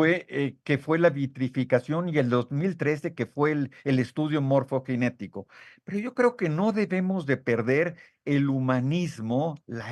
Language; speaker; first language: Spanish; native; Spanish